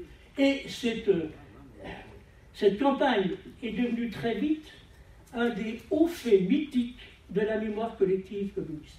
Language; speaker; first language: French; native; French